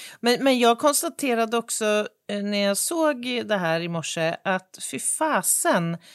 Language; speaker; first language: Swedish; native; Swedish